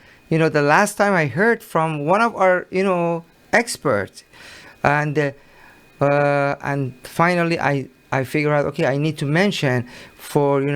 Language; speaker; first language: English; non-native, learner; Persian